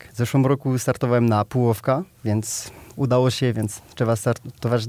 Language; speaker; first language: Polish; non-native, learner; French